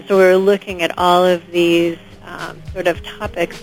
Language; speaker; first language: English; native; English